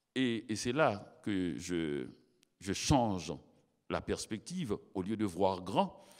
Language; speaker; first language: French; native; French